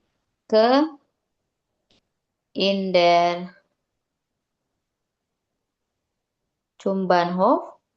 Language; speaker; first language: German; non-native, learner; Indonesian